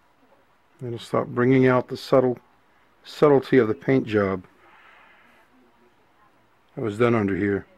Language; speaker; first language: English; native; English